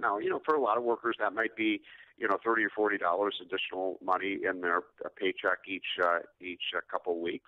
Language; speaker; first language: English; native; English